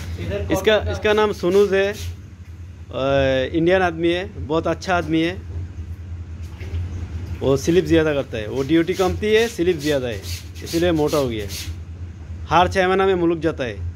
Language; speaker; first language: Hindi; non-native, fluent; Bangla